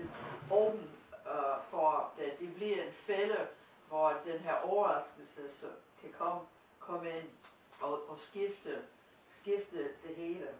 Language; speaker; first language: Danish; non-native, fluent; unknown